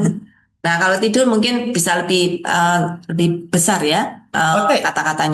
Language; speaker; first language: Indonesian; native; Indonesian